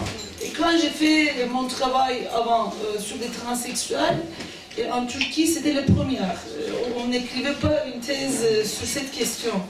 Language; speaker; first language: French; non-native, fluent; Turkish